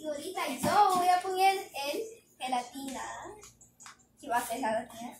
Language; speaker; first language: Spanish; early bilingual, heritage; Spanish